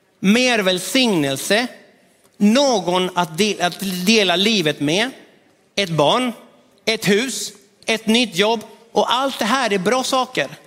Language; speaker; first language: Swedish; non-native, fluent; Spanish